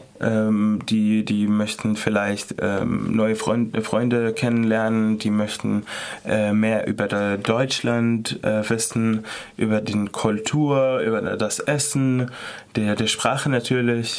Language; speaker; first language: German; non-native, fluent; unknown